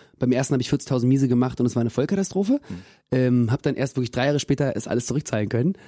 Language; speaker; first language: German; early bilingual, other home language; Russian